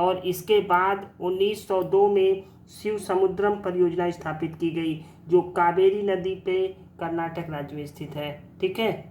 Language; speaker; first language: Hindi; native; Hindi